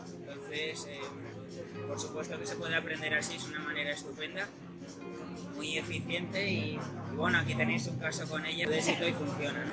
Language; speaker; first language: Spanish; native; Spanish